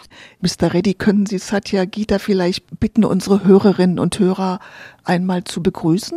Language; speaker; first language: German; native; German